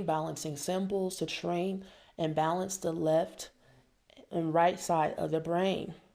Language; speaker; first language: English; native; English